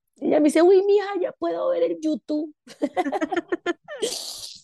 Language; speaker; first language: Spanish; native; Spanish